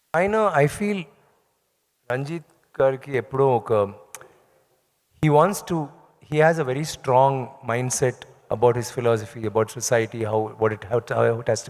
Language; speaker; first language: Telugu; non-native, learner; Tamil